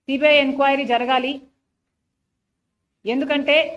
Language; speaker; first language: Telugu; native; Telugu